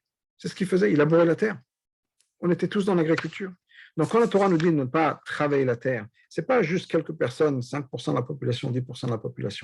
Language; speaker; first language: French; native; French